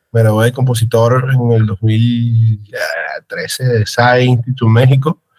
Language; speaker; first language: Spanish; native; Spanish